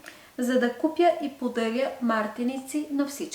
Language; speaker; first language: Bulgarian; non-native, fluent; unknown